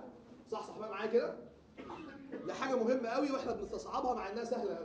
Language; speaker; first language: Arabic; native; Arabic